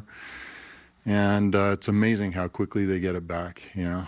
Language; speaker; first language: English; native; English